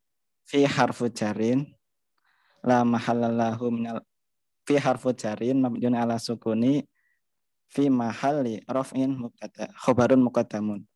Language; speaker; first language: Arabic; non-native, learner; Indonesian